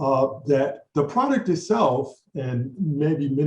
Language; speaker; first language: English; native; English